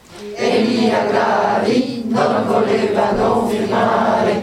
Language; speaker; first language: Italian; non-native, learner; French